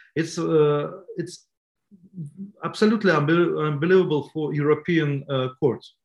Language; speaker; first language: English; non-native, learner; Estonian